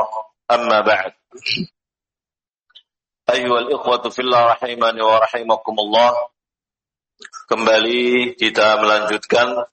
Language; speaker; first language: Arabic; non-native, fluent; Indonesian